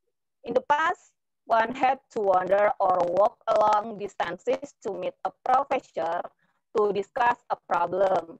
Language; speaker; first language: English; non-native, learner; Indonesian